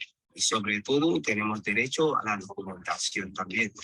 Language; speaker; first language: Spanish; non-native, local second language; Portuguese